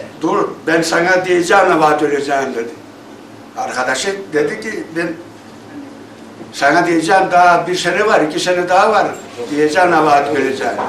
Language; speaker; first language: Turkish; early bilingual, heritage; Turkish